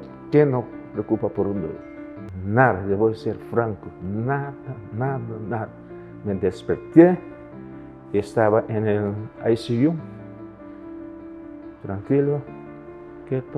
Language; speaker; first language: Spanish; non-native, fluent; Papiamento